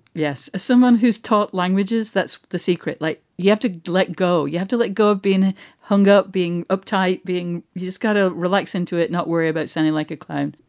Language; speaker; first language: English; native; English